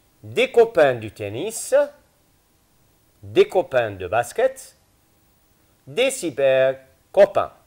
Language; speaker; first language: French; non-native, fluent; Arabic